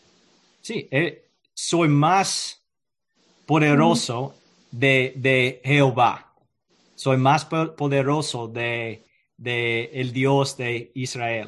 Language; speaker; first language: Spanish; non-native, learner; English